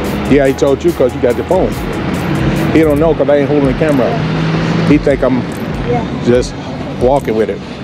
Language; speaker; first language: English; native; English